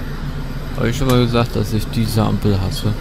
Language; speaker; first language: German; native; German